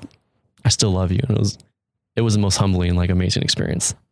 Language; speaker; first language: English; native; English